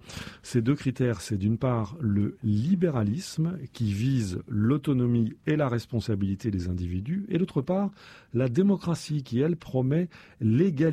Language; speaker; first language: French; native; French